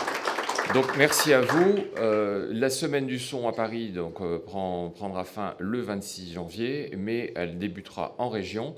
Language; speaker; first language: French; native; French